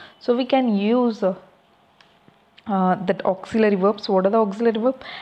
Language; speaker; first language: English; non-native, local second language; Tamil